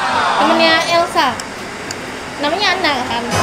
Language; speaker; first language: Indonesian; native; Indonesian